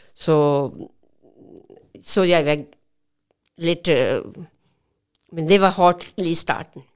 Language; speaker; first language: Danish; non-native, learner; Urdu